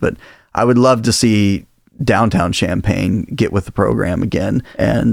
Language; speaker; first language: English; native; English